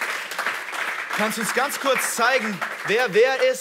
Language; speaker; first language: German; native; German